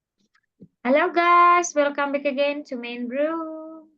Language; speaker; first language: English; non-native, learner; Indonesian